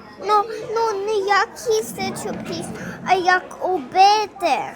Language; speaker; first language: Ukrainian; early bilingual, heritage; Ukrainian